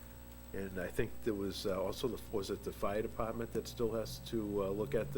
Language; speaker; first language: English; native; English